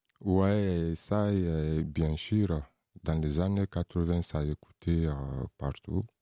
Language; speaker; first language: French; non-native, local second language; Mandingo